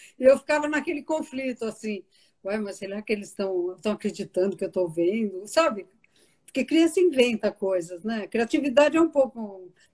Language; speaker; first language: Portuguese; early bilingual, other home language; Italian